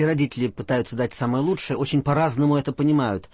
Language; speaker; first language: Russian; native; Russian